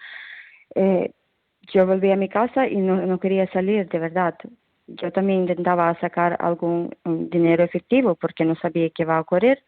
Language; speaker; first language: Spanish; non-native, fluent; Ukrainian